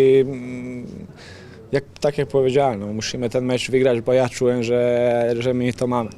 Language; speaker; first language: Polish; non-native, fluent; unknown